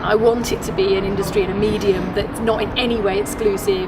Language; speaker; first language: English; native; English